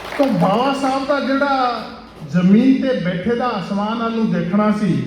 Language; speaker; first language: Hindi; non-native, local second language; Punjabi